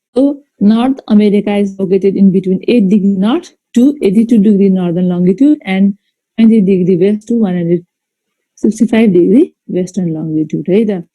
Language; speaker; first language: English; non-native, local second language; Nepali